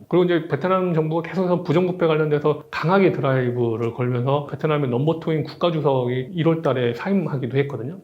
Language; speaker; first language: Korean; native; Korean